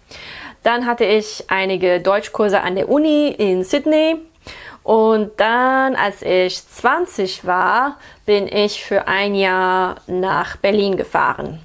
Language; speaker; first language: German; non-native, fluent; English